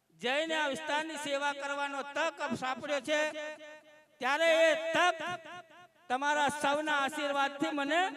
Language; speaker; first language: Gujarati; native; Gujarati